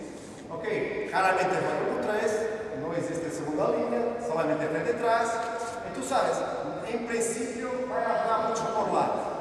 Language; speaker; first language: Spanish; non-native, learner; Portuguese